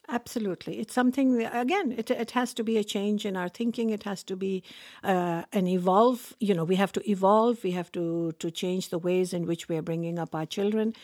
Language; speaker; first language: English; non-native, local second language; Urdu